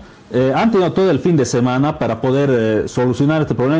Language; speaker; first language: Spanish; native; Spanish